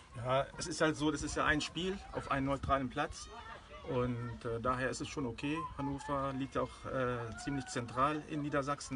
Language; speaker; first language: German; native; German